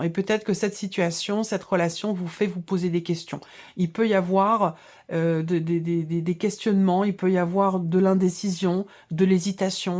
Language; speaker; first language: French; native; French